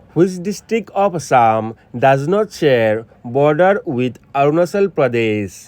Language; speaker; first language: English; non-native, local second language; Assamese